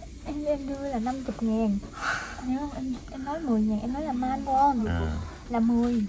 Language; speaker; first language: Vietnamese; native; Vietnamese